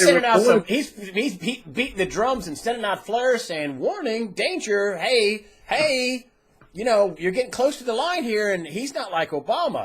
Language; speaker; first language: English; native; English